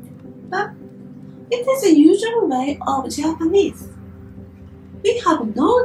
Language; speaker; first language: English; non-native, learner; Japanese